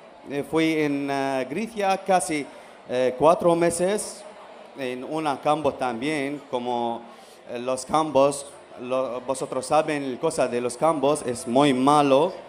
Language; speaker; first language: Spanish; non-native, learner; Arabic